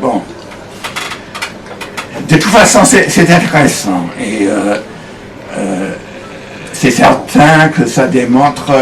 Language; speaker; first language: French; non-native, fluent; English